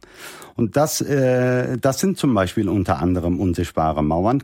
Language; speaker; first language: German; early bilingual, other home language; Turkish